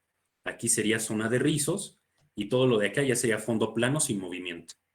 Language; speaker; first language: Spanish; native; Spanish